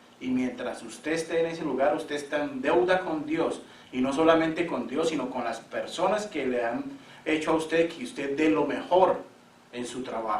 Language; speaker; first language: Spanish; native; Spanish